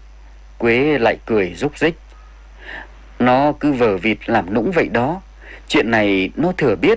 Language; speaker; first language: Vietnamese; native; Vietnamese